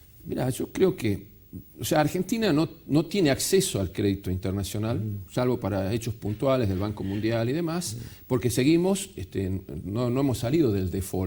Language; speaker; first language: Spanish; native; Spanish